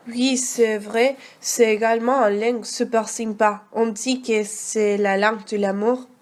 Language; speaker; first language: French; non-native, learner; Spanish